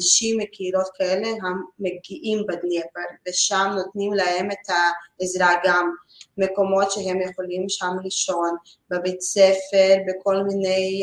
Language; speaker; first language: Hebrew; non-native, learner; Russian